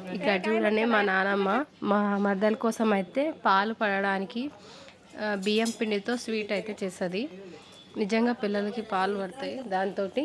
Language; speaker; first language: Telugu; non-native, local second language; Lambadi